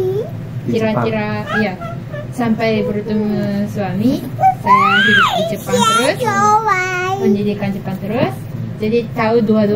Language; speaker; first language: Indonesian; non-native, learner; Japanese